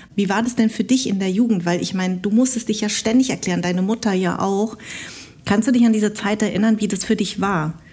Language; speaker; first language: German; early bilingual, other home language; Vietnamese